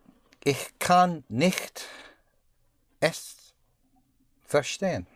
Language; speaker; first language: German; non-native, learner; English